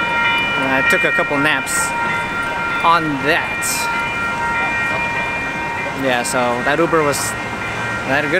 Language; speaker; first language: English; native; English